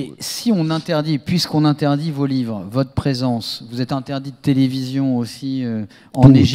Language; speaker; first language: French; native; French